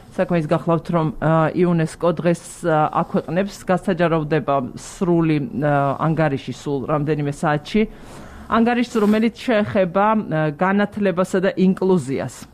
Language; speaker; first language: Georgian; native; Georgian